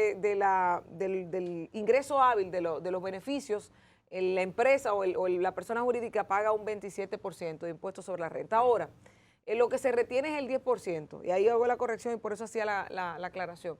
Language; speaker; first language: Spanish; native; Spanish